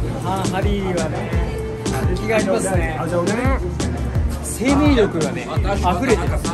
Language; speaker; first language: Japanese; native; Japanese